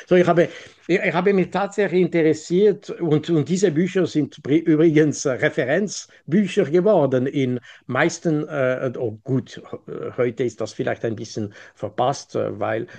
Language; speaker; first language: German; non-native, local second language; French